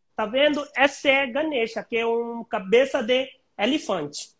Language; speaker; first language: Portuguese; non-native, learner; Hindi